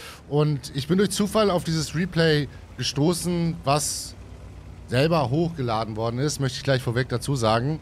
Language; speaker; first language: German; native; German